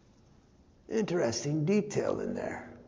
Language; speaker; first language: English; native; English